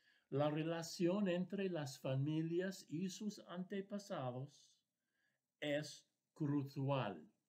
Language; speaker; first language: Spanish; non-native, fluent; English